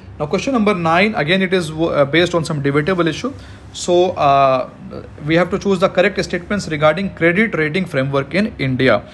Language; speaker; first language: English; non-native, local second language; Hindi